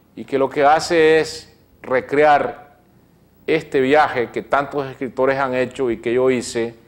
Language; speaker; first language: Spanish; native; Spanish